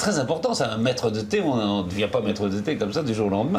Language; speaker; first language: French; native; French